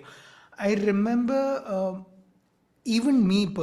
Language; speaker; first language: English; non-native, local second language; Malayalam